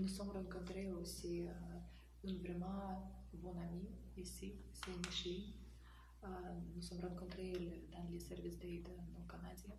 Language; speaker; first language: French; non-native, learner; Russian